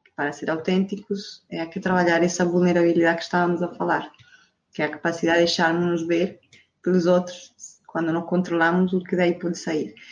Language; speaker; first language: Portuguese; non-native, fluent; Spanish